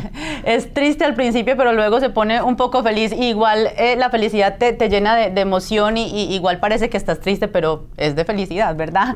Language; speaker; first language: Spanish; native; Spanish